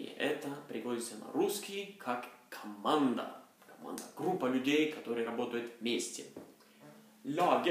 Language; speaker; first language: Russian; non-native, fluent; Norwegian